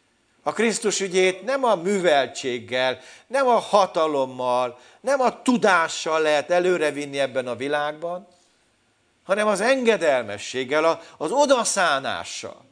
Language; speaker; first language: Hungarian; native; Hungarian